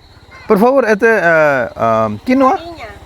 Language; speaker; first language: Spanish; non-native, learner; Hindi